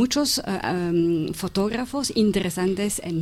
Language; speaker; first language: Spanish; non-native, fluent; French